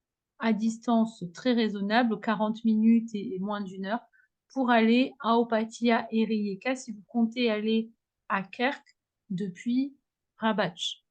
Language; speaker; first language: French; native; French